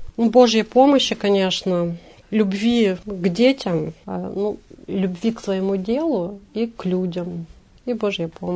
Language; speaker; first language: Russian; native; Russian